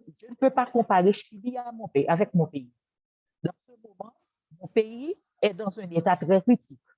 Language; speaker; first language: French; non-native, local second language; Haitian Creole